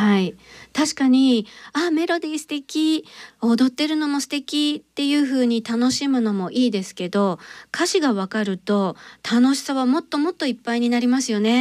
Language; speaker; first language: Japanese; native; Japanese